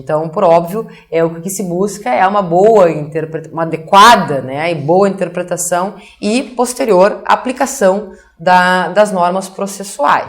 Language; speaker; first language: Portuguese; native; Portuguese